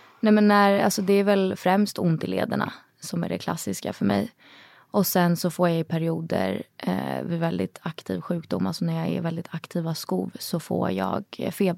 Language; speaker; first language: Swedish; native; Swedish